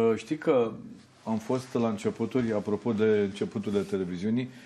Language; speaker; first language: Romanian; native; Romanian